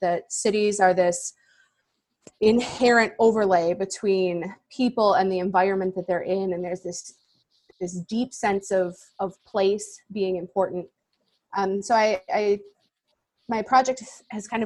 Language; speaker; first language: English; native; English